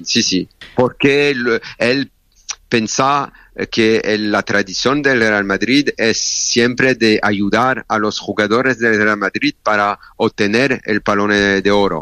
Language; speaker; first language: Spanish; non-native, learner; French